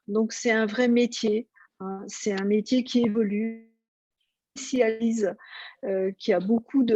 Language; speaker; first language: French; native; French